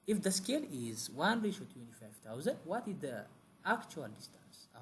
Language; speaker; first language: English; non-native, local second language; Amharic